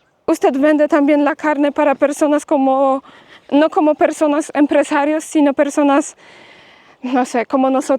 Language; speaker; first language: Spanish; non-native, fluent; Polish